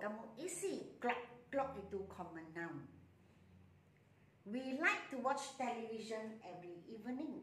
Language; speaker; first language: English; non-native, local second language; Malay